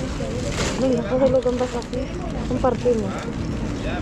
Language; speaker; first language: Spanish; non-native, learner; Filipino